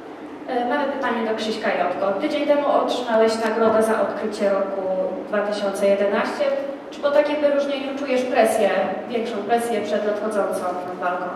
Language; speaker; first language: Polish; native; Polish